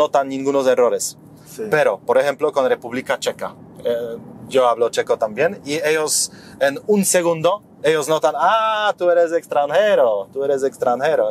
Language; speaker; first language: Spanish; non-native, fluent; Polish